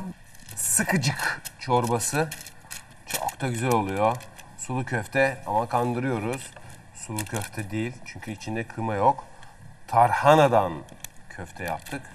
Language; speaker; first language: Turkish; native; Turkish